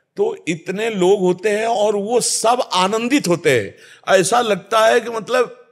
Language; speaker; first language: Hindi; native; Hindi